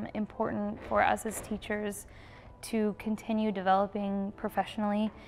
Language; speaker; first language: English; native; English